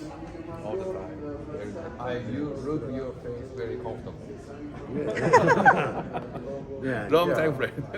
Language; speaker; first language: English; non-native, learner; Japanese